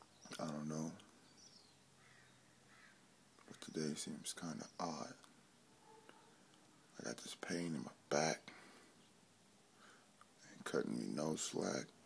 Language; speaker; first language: English; native; English